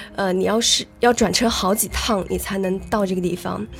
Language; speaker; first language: Chinese; native; Chinese